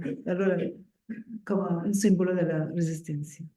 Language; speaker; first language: Italian; non-native, fluent; Spanish